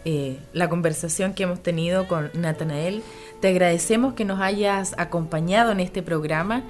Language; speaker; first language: Spanish; native; Spanish